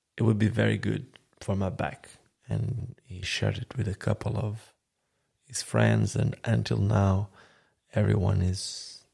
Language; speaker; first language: English; non-native, fluent; Croatian